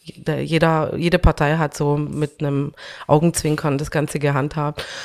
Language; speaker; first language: German; early bilingual, other home language; Hungarian